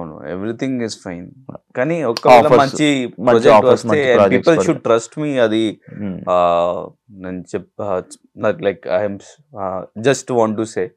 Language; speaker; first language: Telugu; non-native, learner; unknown